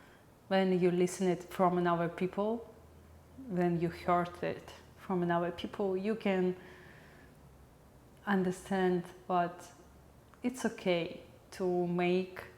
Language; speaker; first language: English; non-native, learner; Russian